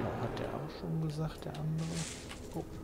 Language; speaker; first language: German; native; German